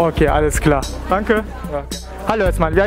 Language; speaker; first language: German; non-native, fluent; Turkish